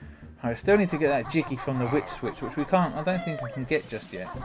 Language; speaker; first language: English; native; English